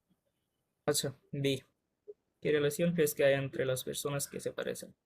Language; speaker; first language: Spanish; non-native, fluent; Bangla